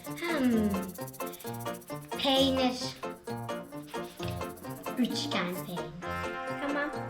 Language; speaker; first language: Turkish; early bilingual, heritage; Turkish